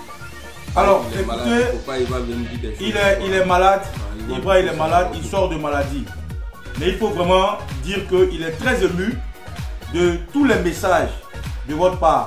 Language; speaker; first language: French; native; French